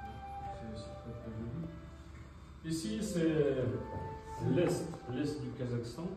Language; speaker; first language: French; non-native, fluent; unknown